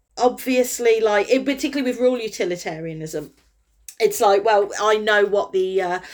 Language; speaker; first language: English; native; English